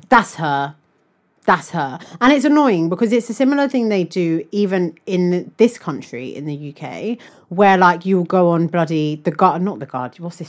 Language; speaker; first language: English; native; English